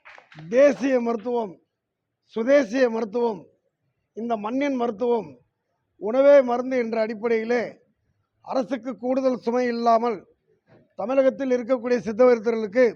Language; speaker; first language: Tamil; native; Tamil